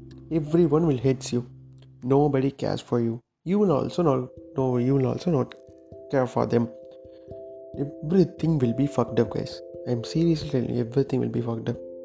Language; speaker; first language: English; non-native, local second language; Tamil